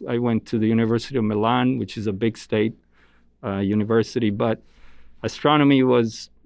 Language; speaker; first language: English; non-native, fluent; Italian